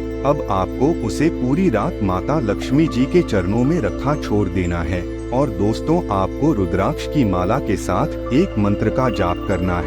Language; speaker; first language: Hindi; native; Hindi